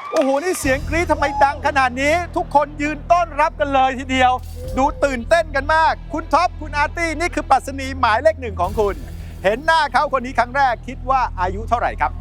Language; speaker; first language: Thai; native; Thai